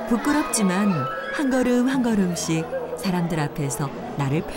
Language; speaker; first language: Korean; native; Korean